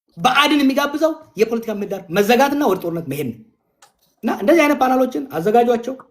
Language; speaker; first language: Amharic; non-native, local second language; Oromo